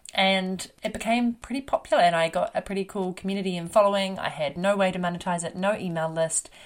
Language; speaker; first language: English; native; English